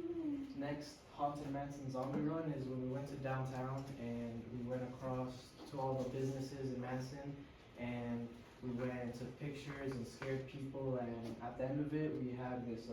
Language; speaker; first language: English; early bilingual, other home language; Spanish